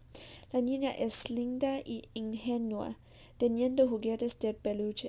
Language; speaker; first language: Spanish; non-native, learner; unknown